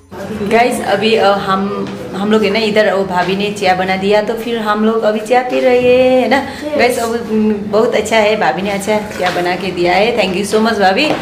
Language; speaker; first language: Hindi; non-native, local second language; Nepali